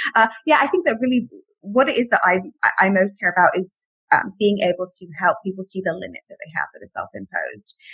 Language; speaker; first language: English; native; English